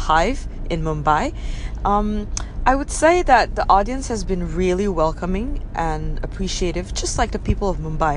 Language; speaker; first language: English; non-native, local second language; Min Nan Chinese